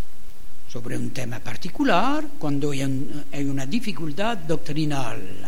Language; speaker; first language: Spanish; non-native, learner; German